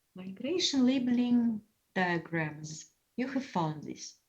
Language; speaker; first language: English; non-native, fluent; Russian